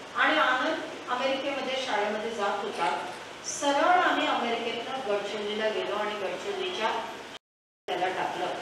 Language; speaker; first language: Marathi; non-native, local second language; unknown